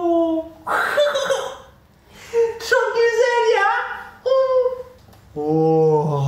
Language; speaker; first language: Turkish; non-native, learner; French